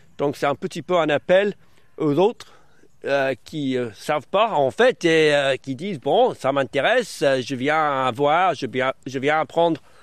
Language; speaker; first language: French; non-native, fluent; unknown